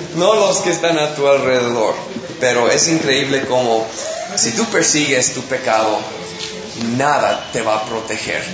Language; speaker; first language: Spanish; non-native, fluent; English